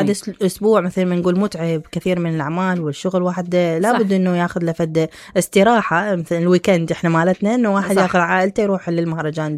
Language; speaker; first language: Arabic; native; Arabic